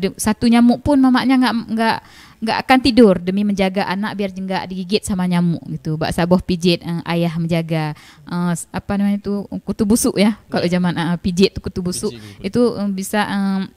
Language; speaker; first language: Indonesian; non-native, local second language; Achinese